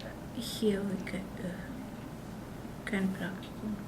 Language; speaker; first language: English; non-native, learner; Russian